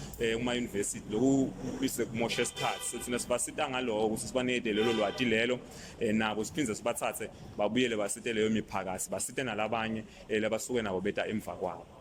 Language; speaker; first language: Zulu; non-native, local second language; Swati